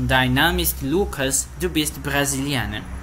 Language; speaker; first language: German; non-native, learner; Portuguese